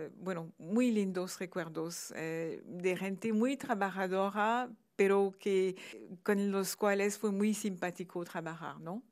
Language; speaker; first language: Spanish; non-native, fluent; French